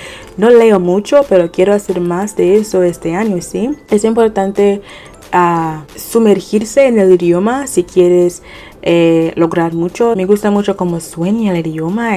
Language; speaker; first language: Spanish; non-native, fluent; English